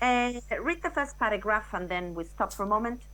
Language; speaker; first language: English; non-native, fluent; Spanish